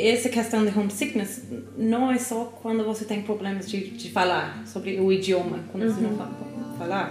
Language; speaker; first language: Portuguese; non-native, learner; English